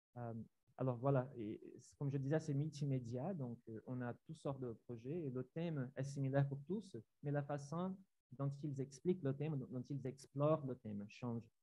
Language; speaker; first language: French; non-native, fluent; Portuguese